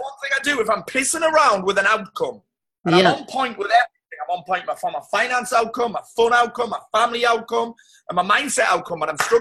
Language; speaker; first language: English; native; English